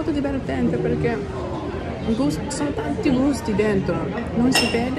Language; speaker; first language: Italian; non-native, learner; Japanese